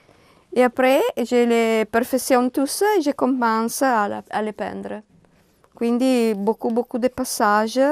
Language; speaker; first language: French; non-native, learner; Italian